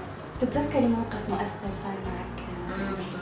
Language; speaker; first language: Arabic; native; Arabic